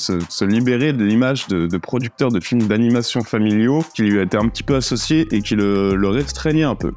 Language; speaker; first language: French; native; French